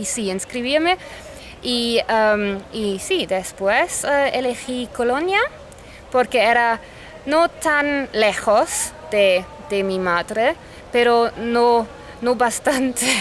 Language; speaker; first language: Spanish; non-native, fluent; German